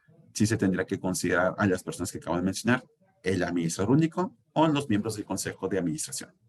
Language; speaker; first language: Spanish; native; Spanish